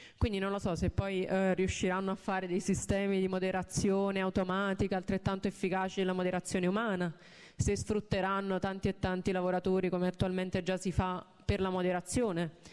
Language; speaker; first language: Italian; native; Italian